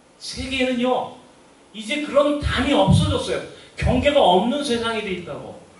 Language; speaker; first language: Korean; native; Korean